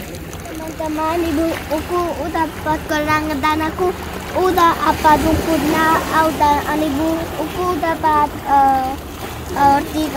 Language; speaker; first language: Indonesian; early bilingual, heritage; Indonesian